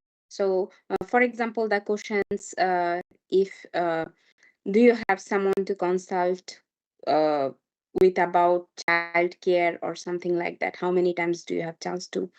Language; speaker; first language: English; non-native, fluent; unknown